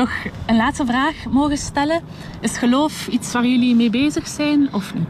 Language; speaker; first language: Dutch; native; Dutch